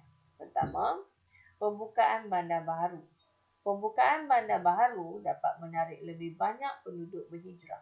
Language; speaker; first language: Malay; native; Malay